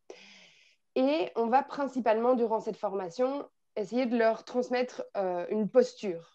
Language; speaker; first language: French; native; French